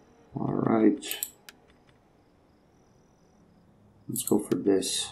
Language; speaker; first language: English; non-native, fluent; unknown